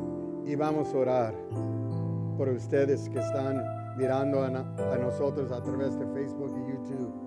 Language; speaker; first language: Spanish; early bilingual, heritage; English